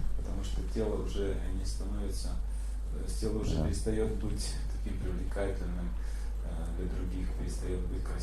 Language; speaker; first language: Russian; native; Russian